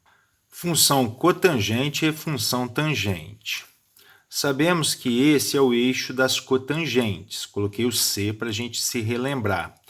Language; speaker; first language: Portuguese; native; Portuguese